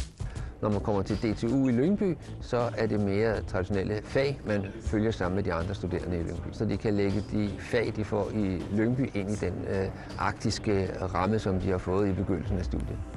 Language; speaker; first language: Danish; native; Danish